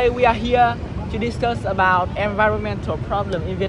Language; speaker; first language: English; non-native, learner; Vietnamese